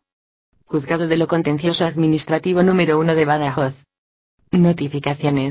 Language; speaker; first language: Spanish; native; Spanish